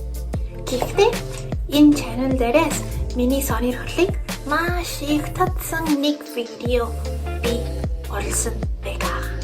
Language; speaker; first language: Mongolian; non-native, learner; Spanish